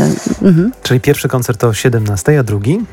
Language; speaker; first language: Polish; native; Polish